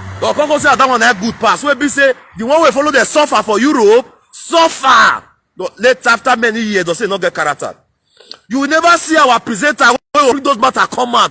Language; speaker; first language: Nigerian Pidgin; non-native, local second language; Bini